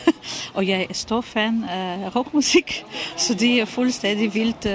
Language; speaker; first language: Danish; non-native, fluent; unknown